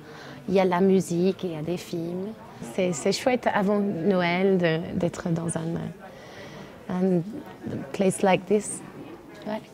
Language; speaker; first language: French; non-native, learner; English